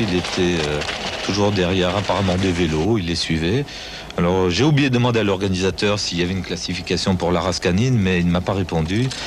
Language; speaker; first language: French; native; French